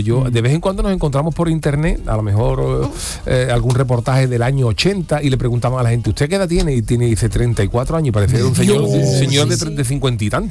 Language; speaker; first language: Spanish; native; Spanish